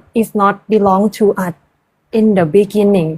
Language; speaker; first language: English; non-native, learner; Thai